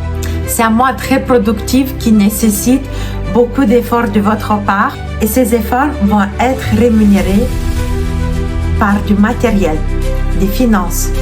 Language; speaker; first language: French; non-native, fluent; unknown